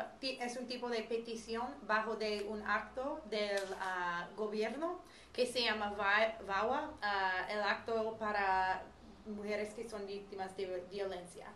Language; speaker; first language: Spanish; non-native, fluent; English